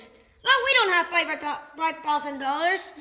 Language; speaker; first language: English; native; English